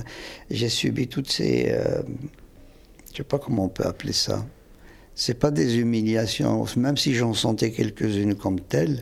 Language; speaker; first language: French; non-native, local second language; Kabyle